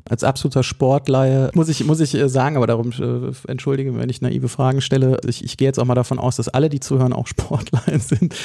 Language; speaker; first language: German; native; German